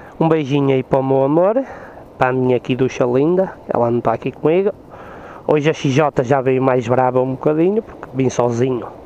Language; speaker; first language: Portuguese; native; Portuguese